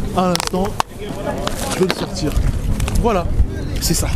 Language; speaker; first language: French; native; French